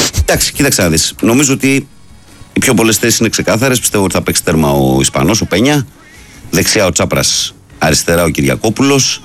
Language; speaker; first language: Greek; native; Greek